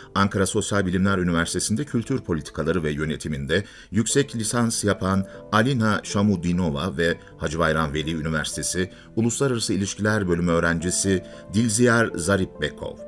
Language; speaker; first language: Turkish; native; Turkish